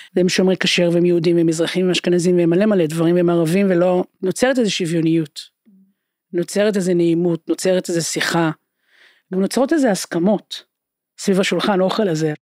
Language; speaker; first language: Hebrew; native; Hebrew